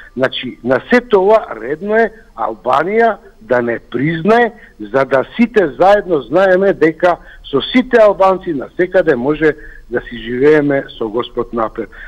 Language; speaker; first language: Macedonian; non-native, local second language; Albanian